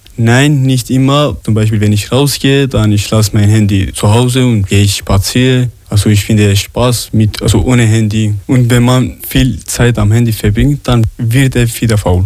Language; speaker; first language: German; non-native, learner; Arabic